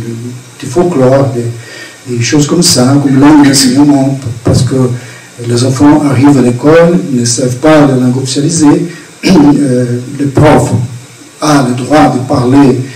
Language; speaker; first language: French; non-native, fluent; Portuguese